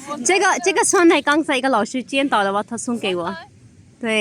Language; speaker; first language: Chinese; non-native, fluent; Urdu